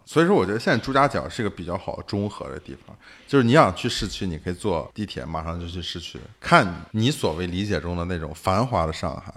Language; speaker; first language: Chinese; native; Chinese